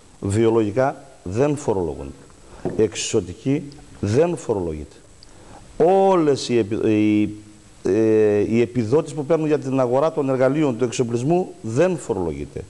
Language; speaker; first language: Greek; native; Greek